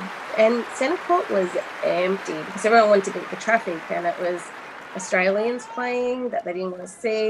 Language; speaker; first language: English; native; English